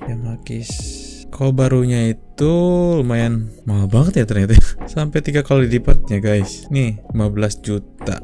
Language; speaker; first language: Indonesian; native; Indonesian